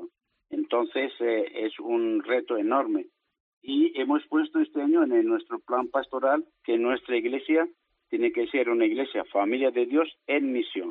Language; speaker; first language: Spanish; native; Spanish